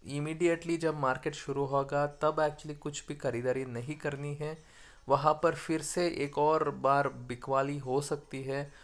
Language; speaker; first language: Hindi; non-native, local second language; Kannada